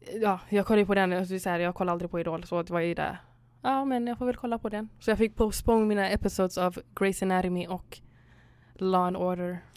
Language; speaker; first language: Swedish; early bilingual, other home language; Somali